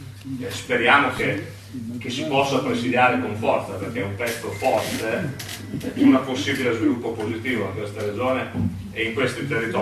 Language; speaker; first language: Italian; native; Italian